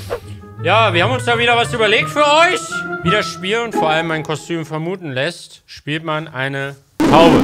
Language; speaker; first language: German; native; German